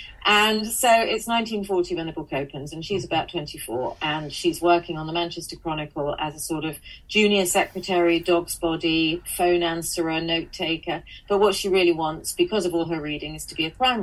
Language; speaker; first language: English; native; English